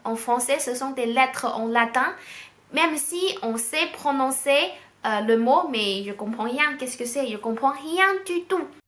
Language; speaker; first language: French; non-native, fluent; Chinese